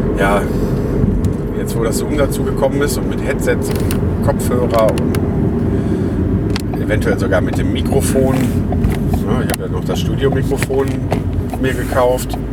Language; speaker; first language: German; native; German